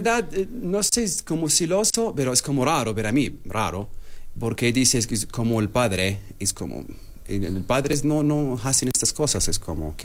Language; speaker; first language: Spanish; non-native, learner; Arabic